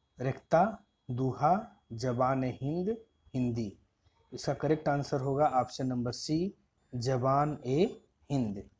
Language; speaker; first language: Hindi; native; Hindi